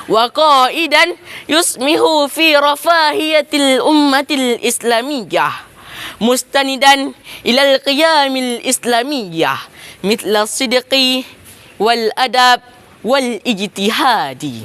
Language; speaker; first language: Arabic; non-native, learner; Indonesian